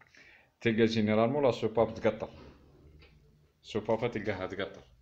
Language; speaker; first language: Arabic; native; Arabic